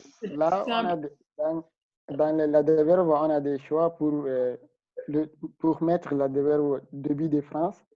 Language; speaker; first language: French; non-native, learner; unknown